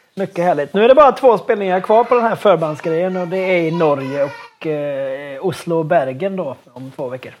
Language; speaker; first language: Swedish; native; Swedish